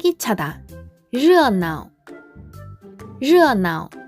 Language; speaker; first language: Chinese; non-native, fluent; Korean